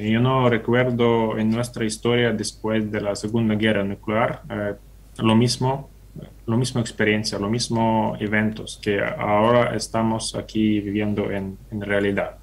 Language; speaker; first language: Spanish; non-native, fluent; Ukrainian